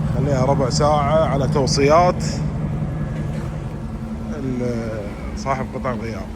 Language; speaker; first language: Arabic; native; Arabic